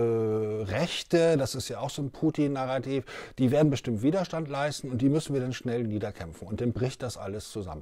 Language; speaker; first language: German; native; German